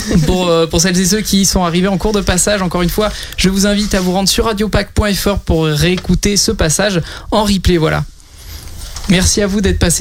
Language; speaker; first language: French; native; French